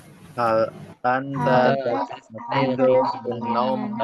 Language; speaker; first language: Arabic; non-native, learner; Indonesian